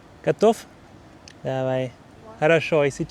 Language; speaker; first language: Russian; non-native, learner; German